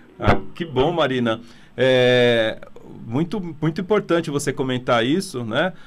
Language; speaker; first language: Portuguese; non-native, fluent; Italian